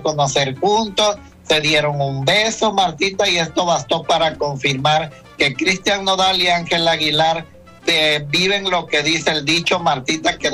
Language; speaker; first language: Spanish; native; Spanish